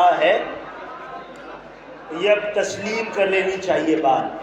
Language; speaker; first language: Urdu; native; Urdu